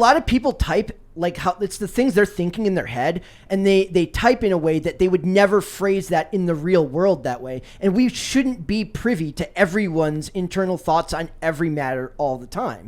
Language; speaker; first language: English; native; English